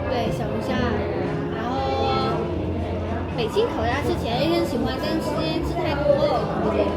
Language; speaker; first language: Chinese; non-native, fluent; Vietnamese